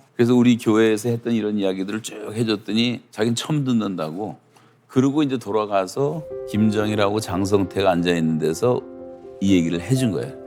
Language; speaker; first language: Korean; native; Korean